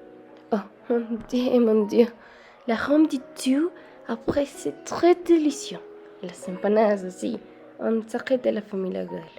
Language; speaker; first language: French; non-native, learner; Spanish